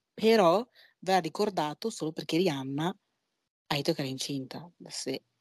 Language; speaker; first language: Italian; native; Italian